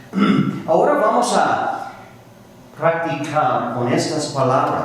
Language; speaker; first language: Spanish; non-native, fluent; English